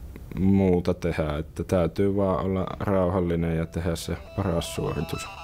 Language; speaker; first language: Finnish; native; Finnish